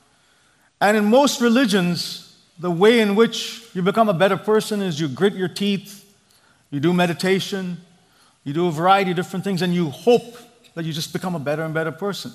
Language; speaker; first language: English; non-native, local second language; Malayalam